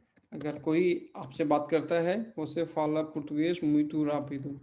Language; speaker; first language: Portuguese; non-native, fluent; Hindi